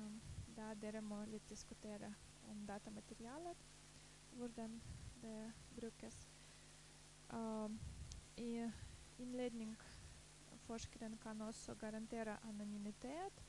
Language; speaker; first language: Norwegian; non-native, fluent; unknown